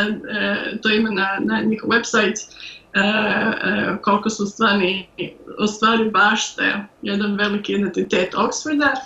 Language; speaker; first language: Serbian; early bilingual, heritage; Serbian